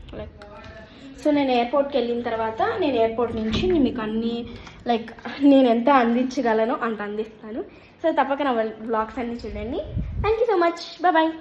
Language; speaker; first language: Telugu; early bilingual, heritage; Telugu